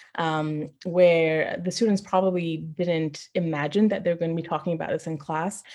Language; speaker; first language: English; non-native, local second language; Shona